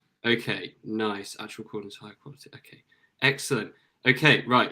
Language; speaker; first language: English; native; English